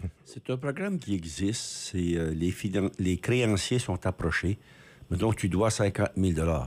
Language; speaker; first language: French; native; French